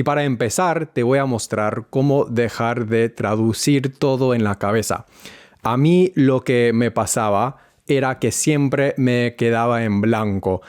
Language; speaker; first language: Spanish; non-native, fluent; English